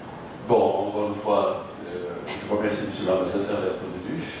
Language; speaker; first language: French; non-native, fluent; Indonesian